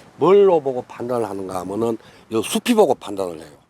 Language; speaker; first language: Korean; native; Korean